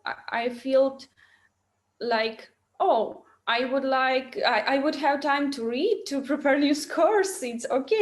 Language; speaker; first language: English; non-native, learner; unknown